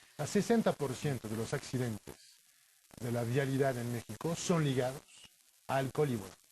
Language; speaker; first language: Spanish; non-native, fluent; French